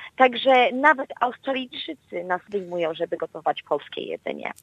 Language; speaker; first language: Polish; early bilingual, heritage; Polish